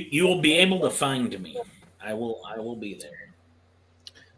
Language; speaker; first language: English; native; English